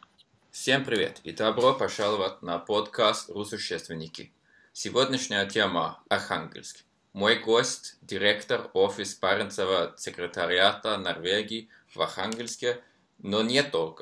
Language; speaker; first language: Russian; non-native, learner; Norwegian